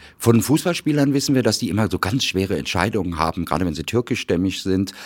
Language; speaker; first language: German; native; German